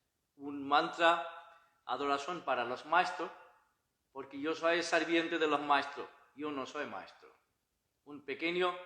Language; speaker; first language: Spanish; non-native, learner; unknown